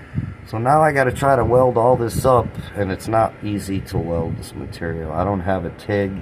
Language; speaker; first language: English; native; English